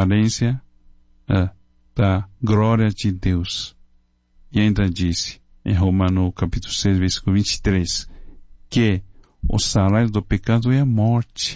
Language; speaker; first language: Portuguese; non-native, fluent; Chinese